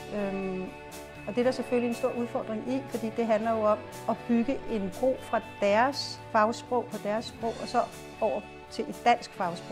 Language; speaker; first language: Danish; native; Danish